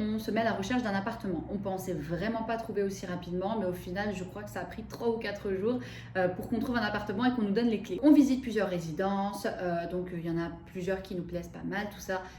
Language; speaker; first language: French; early bilingual, other home language; Arabic